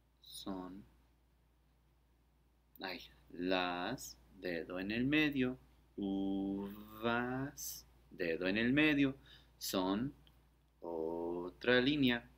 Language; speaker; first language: Spanish; non-native, fluent; English